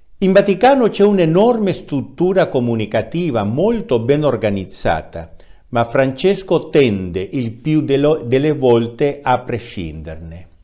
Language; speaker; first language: Italian; non-native, fluent; Spanish